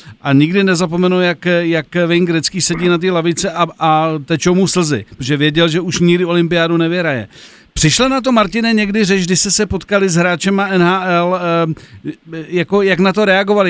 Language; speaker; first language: Czech; native; Czech